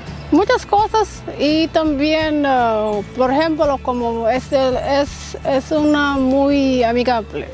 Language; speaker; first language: Spanish; non-native, learner; Somali